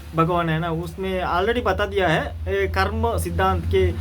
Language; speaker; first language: Hindi; non-native, local second language; Kannada